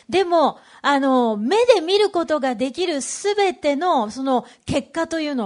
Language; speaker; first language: Japanese; native; Japanese